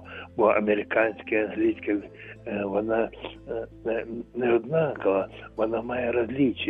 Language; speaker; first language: Ukrainian; non-native, local second language; Russian